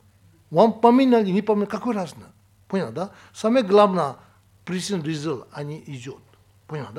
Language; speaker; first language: Russian; non-native, learner; Tibetan